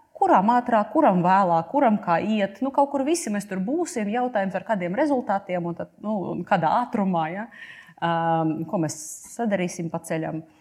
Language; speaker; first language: Latvian; non-native, local second language; Russian